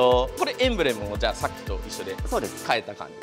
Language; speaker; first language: Japanese; native; Japanese